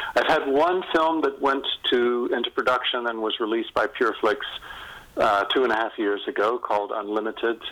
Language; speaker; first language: English; native; English